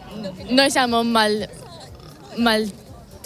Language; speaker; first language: Italian; non-native, learner; Maltese